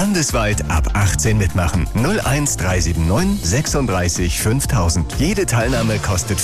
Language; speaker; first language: German; native; German